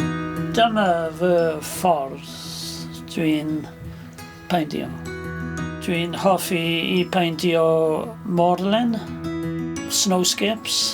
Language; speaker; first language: Welsh; non-native, learner; English